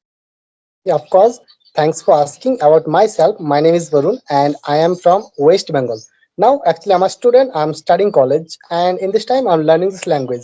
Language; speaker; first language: English; non-native, learner; Bangla